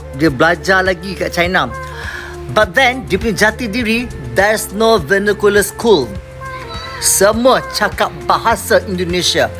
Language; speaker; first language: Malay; native; Malay